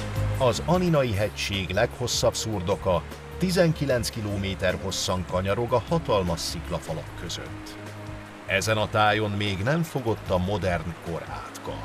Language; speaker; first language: Hungarian; native; Hungarian